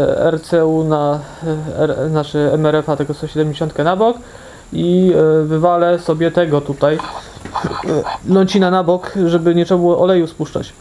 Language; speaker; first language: Polish; native; Polish